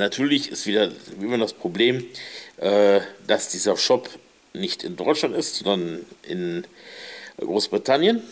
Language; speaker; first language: German; native; German